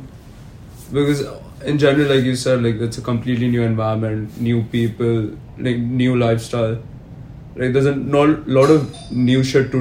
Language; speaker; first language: English; non-native, local second language; Hindi